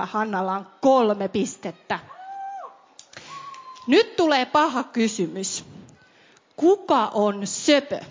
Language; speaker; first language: Finnish; native; Finnish